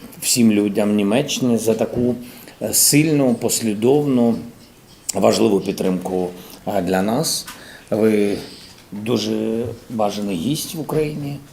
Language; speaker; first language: Ukrainian; non-native, local second language; Russian